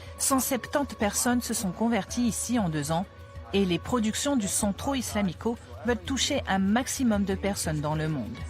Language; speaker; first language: French; native; French